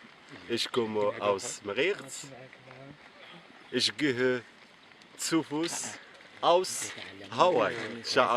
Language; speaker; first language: German; non-native, learner; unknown